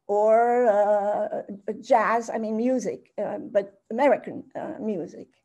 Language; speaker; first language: English; early bilingual, other home language; German